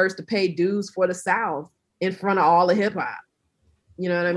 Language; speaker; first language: English; native; English